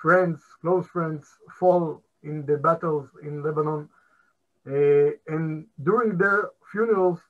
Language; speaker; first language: English; non-native, fluent; Hebrew